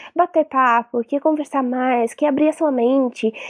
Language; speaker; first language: Portuguese; non-native, fluent; Arabic